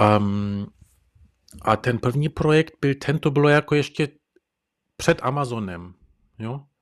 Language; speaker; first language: Czech; early bilingual, heritage; Czech